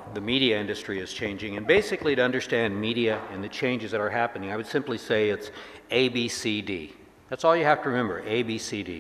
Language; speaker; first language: English; native; English